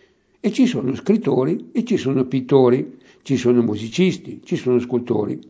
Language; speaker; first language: Italian; native; Italian